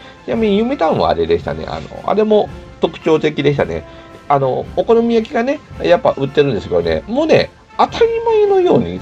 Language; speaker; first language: Japanese; native; Japanese